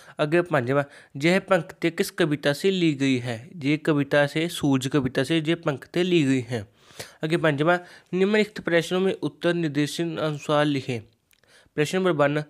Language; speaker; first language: Hindi; non-native, local second language; Punjabi